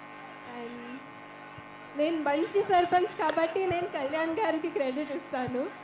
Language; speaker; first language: Telugu; non-native, fluent; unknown